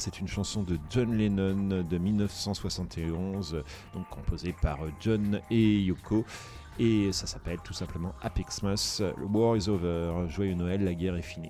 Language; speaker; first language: French; native; French